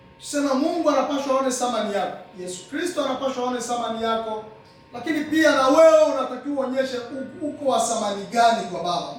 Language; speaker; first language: Swahili; non-native, local second language; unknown